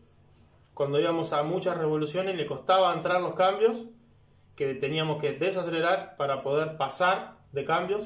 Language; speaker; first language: Spanish; native; Spanish